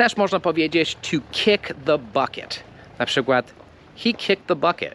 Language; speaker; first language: Polish; non-native, fluent; English